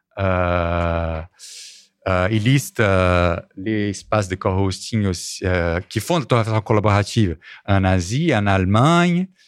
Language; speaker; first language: French; non-native, fluent; Portuguese